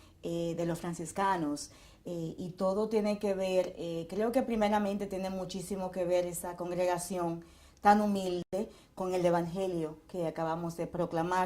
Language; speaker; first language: Spanish; native; Spanish